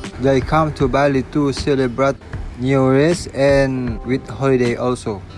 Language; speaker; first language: English; non-native, local second language; Indonesian